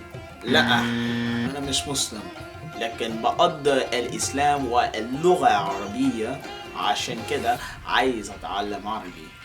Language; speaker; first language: Arabic; non-native, learner; English